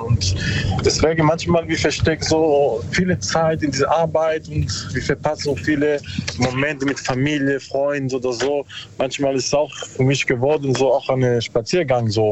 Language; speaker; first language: German; non-native, learner; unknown